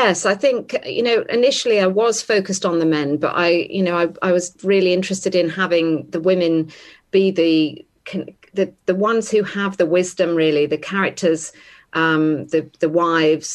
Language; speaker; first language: English; native; English